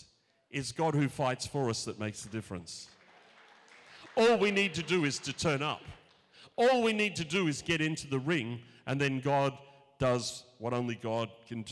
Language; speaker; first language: English; native; English